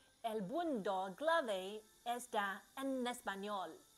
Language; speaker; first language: Spanish; non-native, learner; Chinese